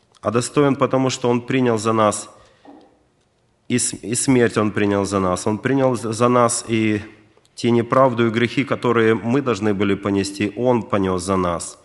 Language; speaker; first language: Russian; native; Russian